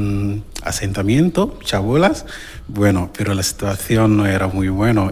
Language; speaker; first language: Spanish; non-native, learner; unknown